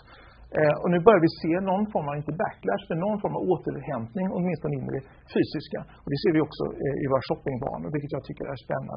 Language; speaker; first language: Swedish; native; Swedish